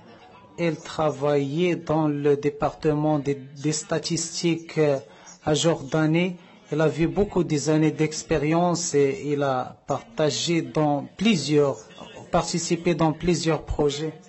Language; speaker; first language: French; non-native, learner; Arabic